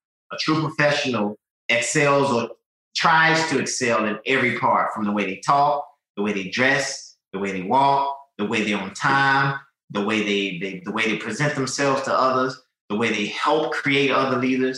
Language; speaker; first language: English; native; English